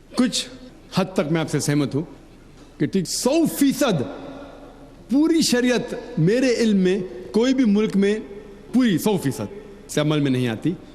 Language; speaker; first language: Urdu; non-native, local second language; Konkani